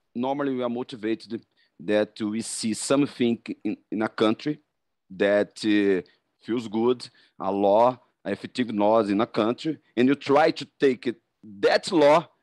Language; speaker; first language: English; non-native, learner; Portuguese